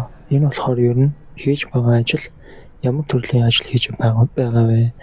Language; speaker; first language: Mongolian; native; Mongolian